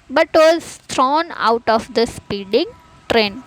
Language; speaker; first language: English; non-native, local second language; Gujarati